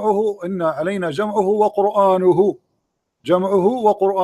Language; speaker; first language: Arabic; native; Arabic